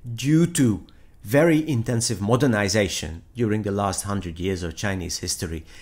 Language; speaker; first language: English; non-native, fluent; Hungarian